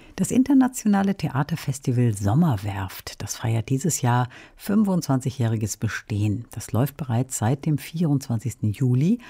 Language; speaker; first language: German; native; German